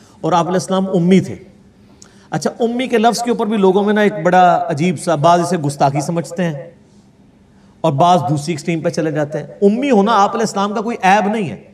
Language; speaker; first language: Urdu; non-native, local second language; Punjabi